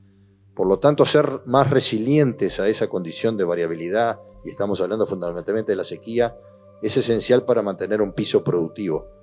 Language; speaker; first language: Spanish; native; Spanish